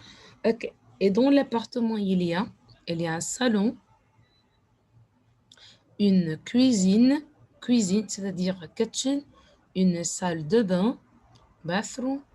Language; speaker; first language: French; non-native, fluent; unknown